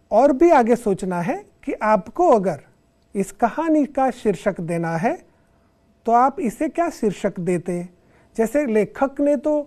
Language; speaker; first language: Hindi; non-native, local second language; Gujarati